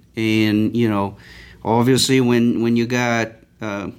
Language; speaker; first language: English; non-native, fluent; Portuguese